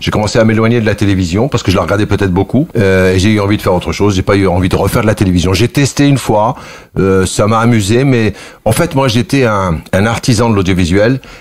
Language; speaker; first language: French; early bilingual, other home language; Kabyle